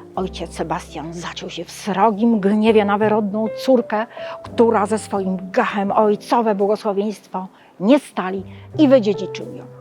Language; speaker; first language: Polish; native; Polish